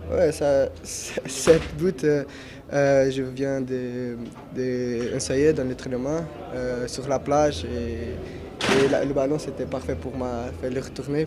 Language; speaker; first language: French; non-native, learner; Portuguese